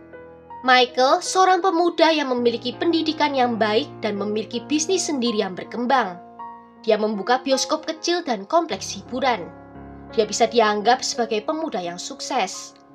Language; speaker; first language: Indonesian; native; Indonesian